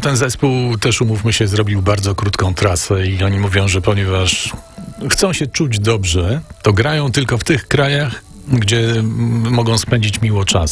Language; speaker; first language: Polish; native; Polish